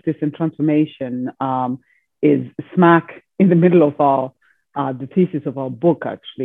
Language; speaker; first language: English; non-native, local second language; Shona